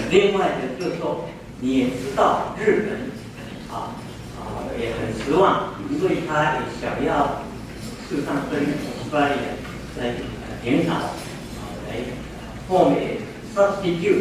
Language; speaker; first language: Chinese; non-native, local second language; Min Nan Chinese